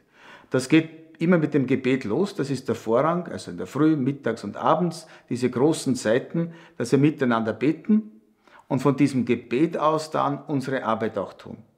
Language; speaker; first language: German; native; German